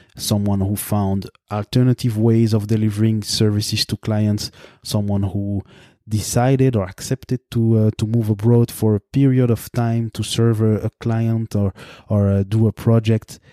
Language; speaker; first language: English; non-native, fluent; French